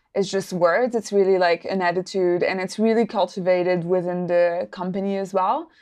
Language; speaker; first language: English; non-native, fluent; French